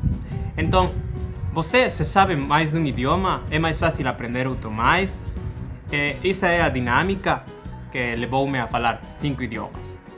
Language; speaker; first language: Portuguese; non-native, learner; Spanish